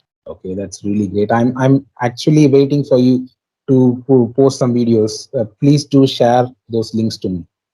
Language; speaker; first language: English; non-native, local second language; Tamil